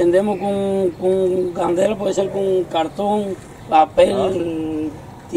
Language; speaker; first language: Spanish; native; Spanish